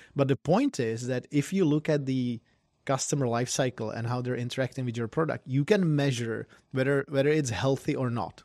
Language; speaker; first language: English; non-native, fluent; Czech